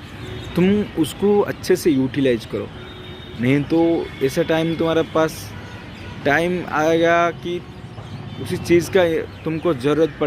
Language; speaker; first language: Hindi; non-native, local second language; Odia